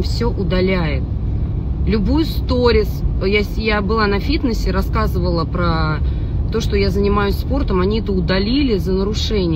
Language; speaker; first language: Russian; native; Russian